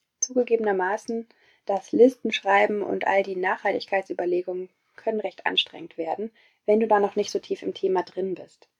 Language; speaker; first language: German; native; German